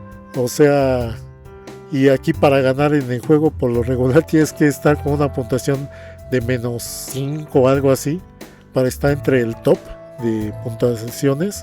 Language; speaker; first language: Spanish; native; Spanish